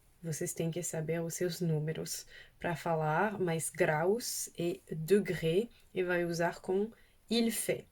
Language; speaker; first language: Portuguese; non-native, fluent; French